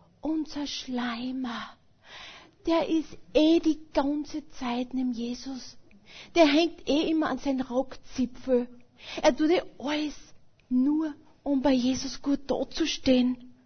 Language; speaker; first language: German; native; German